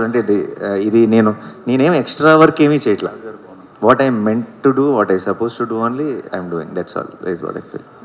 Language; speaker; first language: Telugu; native; Telugu